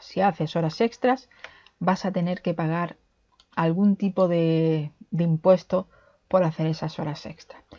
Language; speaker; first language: Spanish; native; Spanish